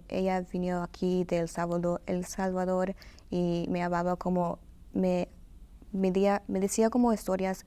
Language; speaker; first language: Spanish; early bilingual, heritage; Spanish